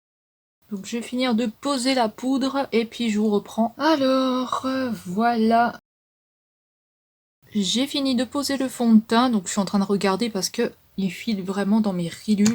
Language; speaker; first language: French; native; French